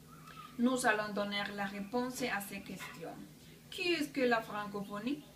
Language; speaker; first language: French; non-native, learner; Spanish